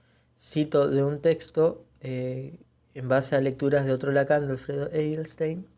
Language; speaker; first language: Spanish; native; Spanish